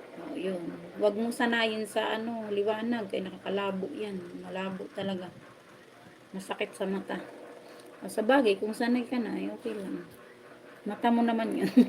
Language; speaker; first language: Filipino; non-native, local second language; Waray